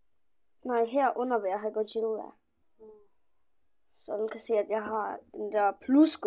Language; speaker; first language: Danish; early bilingual, other home language; Polish